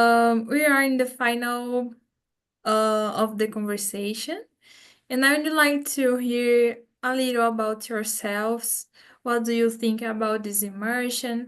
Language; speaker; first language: English; non-native, fluent; Portuguese